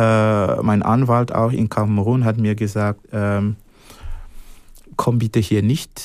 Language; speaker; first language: German; non-native, fluent; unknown